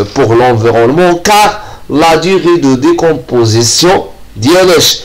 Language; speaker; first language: French; non-native, local second language; Arabic